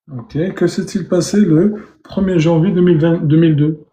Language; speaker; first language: French; native; French